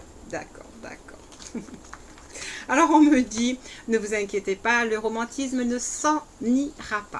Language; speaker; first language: French; native; French